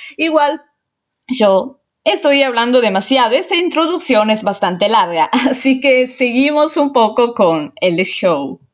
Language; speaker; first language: Spanish; non-native, fluent; Italian